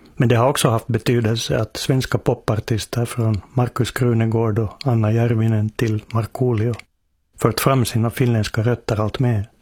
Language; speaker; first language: Swedish; native; Swedish